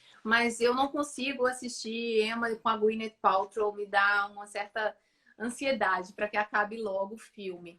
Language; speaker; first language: Portuguese; native; Portuguese